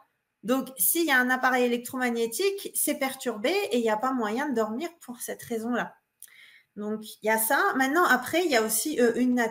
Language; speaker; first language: French; native; French